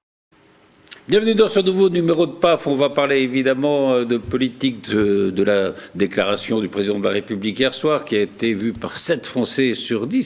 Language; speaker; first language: French; native; French